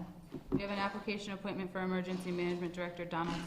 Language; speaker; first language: English; native; English